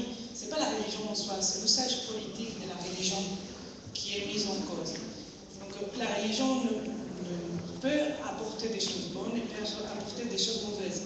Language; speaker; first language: French; non-native, fluent; Spanish